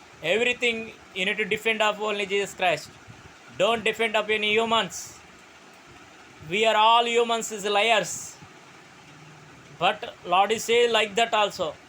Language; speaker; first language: English; non-native, local second language; Telugu